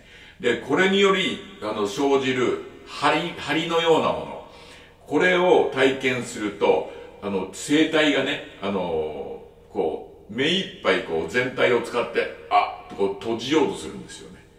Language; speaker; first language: Japanese; native; Japanese